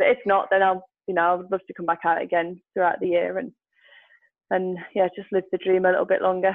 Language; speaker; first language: English; native; English